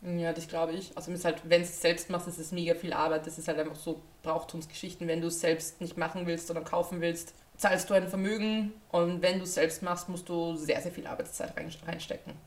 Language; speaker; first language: German; native; German